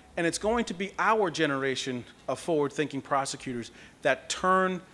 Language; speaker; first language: English; early bilingual, other home language; Kabuverdianu